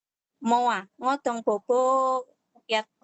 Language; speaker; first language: Cantonese; non-native, learner; Indonesian